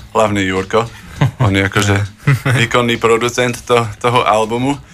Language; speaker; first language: Slovak; non-native, fluent; English